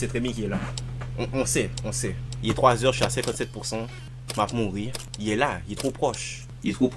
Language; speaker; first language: French; native; French